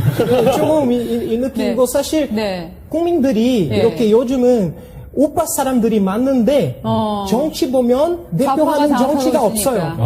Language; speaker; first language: Korean; non-native, fluent; Portuguese